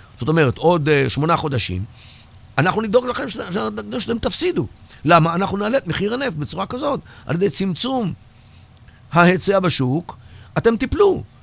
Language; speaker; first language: Hebrew; native; Hebrew